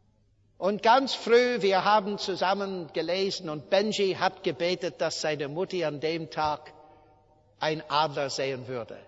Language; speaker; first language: German; non-native, fluent; English